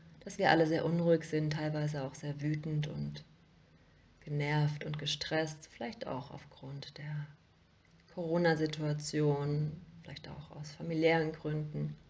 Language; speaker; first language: German; native; German